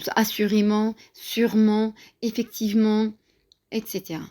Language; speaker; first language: French; non-native, local second language; Arabic